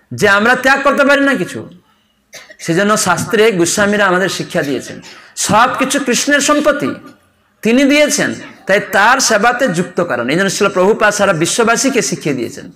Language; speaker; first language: Bangla; non-native, fluent; Odia